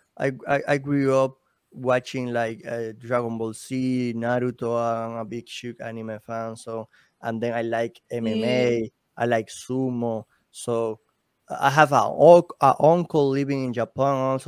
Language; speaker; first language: English; non-native, learner; Spanish